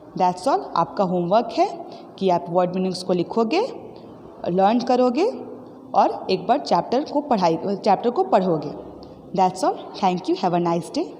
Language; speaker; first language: Hindi; native; Hindi